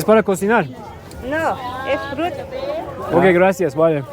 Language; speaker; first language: Spanish; non-native, learner; Turkish